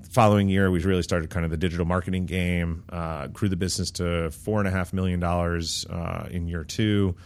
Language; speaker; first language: English; native; English